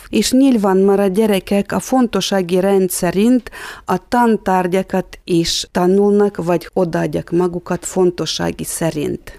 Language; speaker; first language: Hungarian; non-native, fluent; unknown